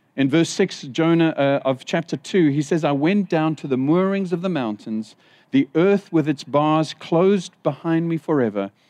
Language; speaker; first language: English; native; English